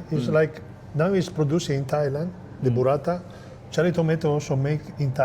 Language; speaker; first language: English; non-native, fluent; Italian